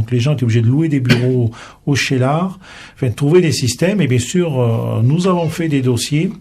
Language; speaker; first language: French; native; French